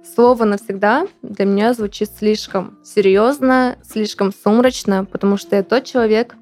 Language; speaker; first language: Russian; native; Russian